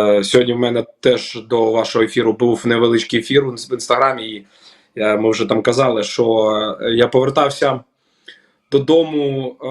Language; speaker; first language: Ukrainian; non-native, local second language; Russian